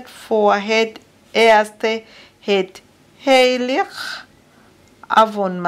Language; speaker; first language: Dutch; non-native, learner; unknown